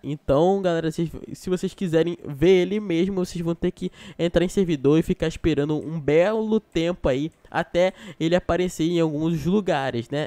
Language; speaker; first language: Portuguese; native; Portuguese